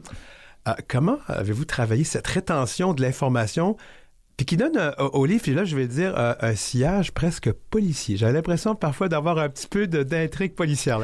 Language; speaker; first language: French; native; French